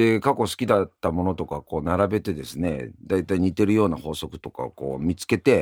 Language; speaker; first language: Japanese; native; Japanese